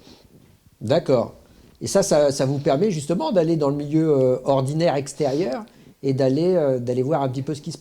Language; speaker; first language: French; native; French